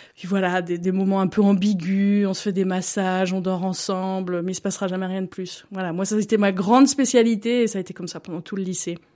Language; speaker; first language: French; native; French